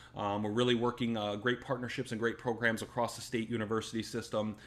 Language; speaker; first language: English; native; English